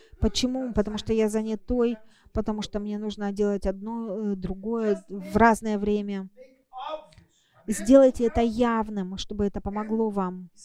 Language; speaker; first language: Russian; non-native, fluent; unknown